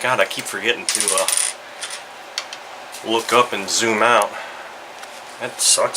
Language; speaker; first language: English; native; English